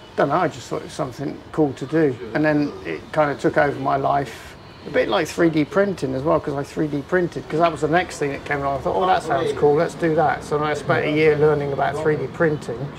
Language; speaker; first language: English; native; English